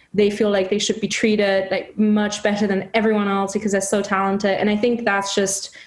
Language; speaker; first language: English; non-native, fluent; German